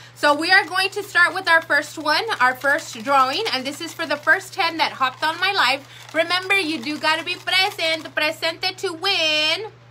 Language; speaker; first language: English; early bilingual, other home language; Spanish